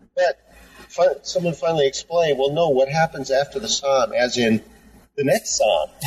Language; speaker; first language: English; native; English